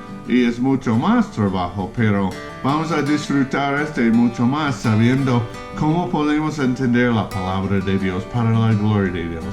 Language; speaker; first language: Spanish; non-native, fluent; English